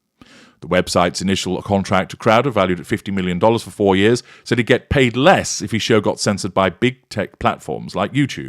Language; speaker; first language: English; native; English